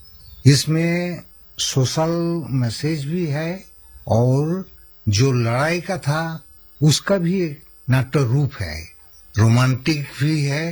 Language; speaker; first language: Hindi; non-native, local second language; Santali